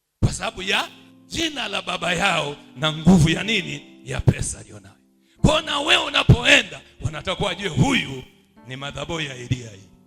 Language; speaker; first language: Swahili; native; Swahili